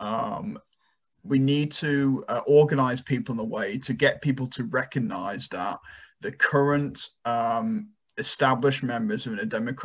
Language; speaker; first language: English; native; English